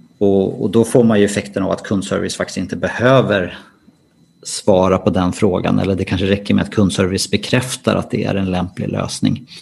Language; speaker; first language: Swedish; native; Swedish